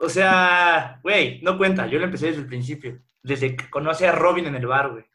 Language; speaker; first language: Spanish; native; Spanish